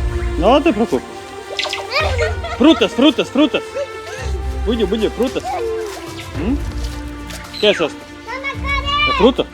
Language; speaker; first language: Spanish; non-native, learner; Serbian